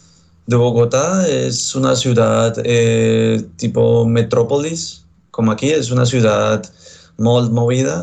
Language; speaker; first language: Catalan; non-native, learner; Spanish